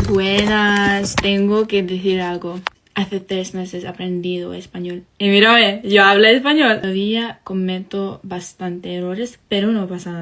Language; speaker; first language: Spanish; non-native, learner; Polish